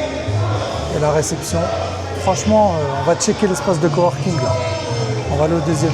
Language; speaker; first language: French; native; French